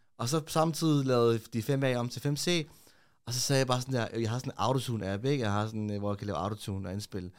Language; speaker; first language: Danish; early bilingual, other home language; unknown